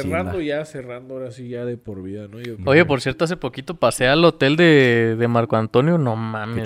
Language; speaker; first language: Spanish; native; Spanish